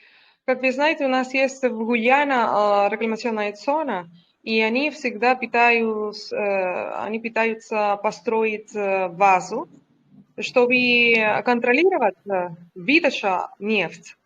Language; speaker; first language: Russian; non-native, learner; Spanish